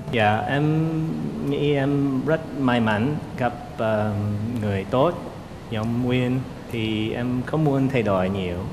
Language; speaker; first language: Vietnamese; non-native, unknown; English